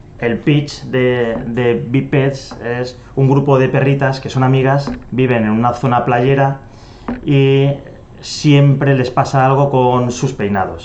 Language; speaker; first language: Spanish; native; Spanish